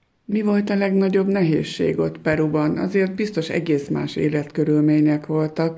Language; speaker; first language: Hungarian; native; Hungarian